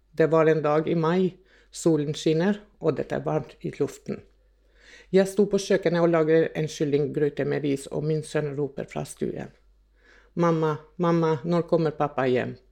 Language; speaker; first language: Norwegian; non-native, fluent; Albanian